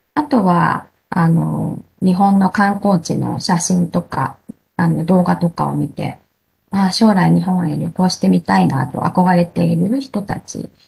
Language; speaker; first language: Japanese; native; Japanese